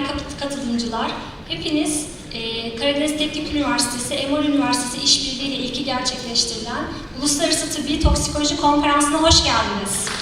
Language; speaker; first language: Turkish; native; Turkish